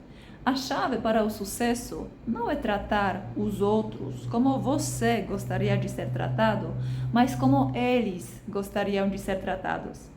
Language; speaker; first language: Portuguese; non-native, fluent; Polish